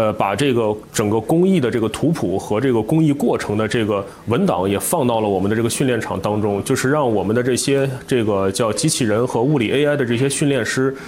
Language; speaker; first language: Chinese; native; Chinese